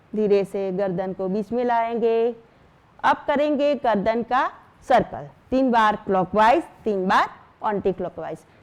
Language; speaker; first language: Hindi; non-native, local second language; Gujarati